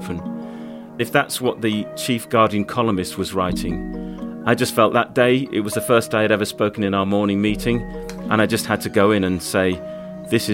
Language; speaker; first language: English; native; English